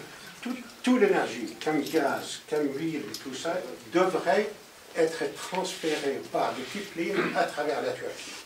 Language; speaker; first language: French; non-native, fluent; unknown